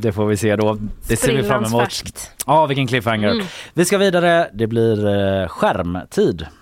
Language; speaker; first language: Swedish; native; Swedish